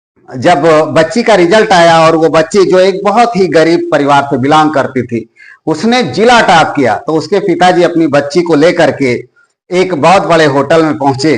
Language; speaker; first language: Hindi; native; Hindi